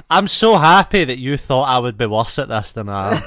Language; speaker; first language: English; native; English